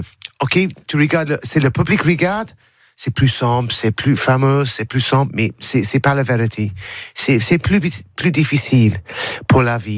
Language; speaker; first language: French; non-native, learner; English